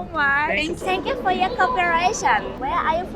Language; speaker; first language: English; non-native, learner; Japanese